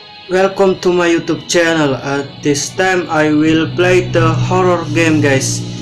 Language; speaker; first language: English; non-native, learner; Indonesian